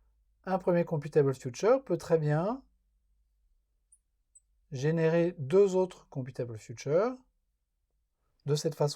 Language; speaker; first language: French; native; French